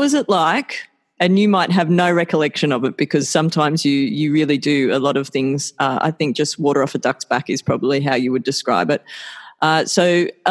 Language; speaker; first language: English; native; English